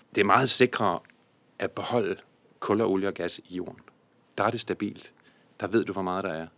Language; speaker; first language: Danish; early bilingual, other home language; English